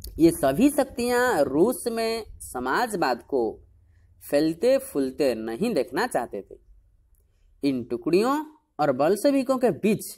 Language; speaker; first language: Hindi; non-native, local second language; Odia